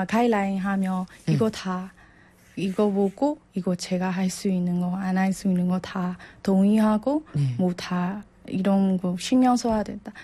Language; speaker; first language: Korean; non-native, learner; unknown